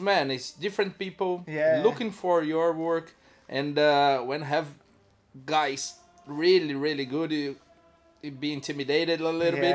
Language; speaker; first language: English; non-native, learner; Portuguese